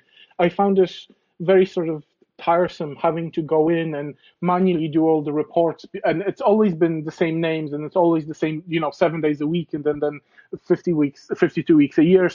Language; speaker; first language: English; non-native, fluent; Polish